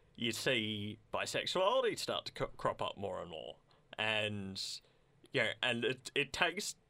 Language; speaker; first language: English; native; English